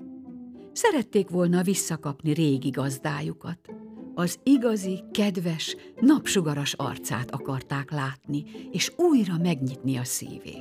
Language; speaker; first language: Hungarian; native; Hungarian